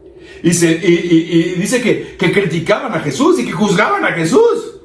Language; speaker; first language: Spanish; native; Spanish